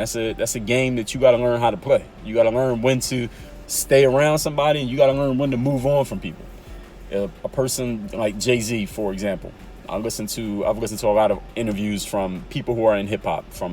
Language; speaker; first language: English; native; English